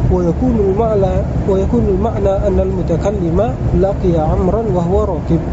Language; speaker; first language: Arabic; non-native, fluent; Indonesian